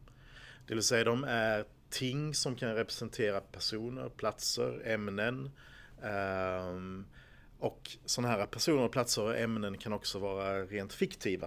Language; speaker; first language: Swedish; native; Swedish